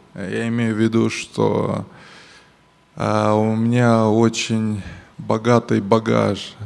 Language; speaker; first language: Russian; non-native, local second language; Romanian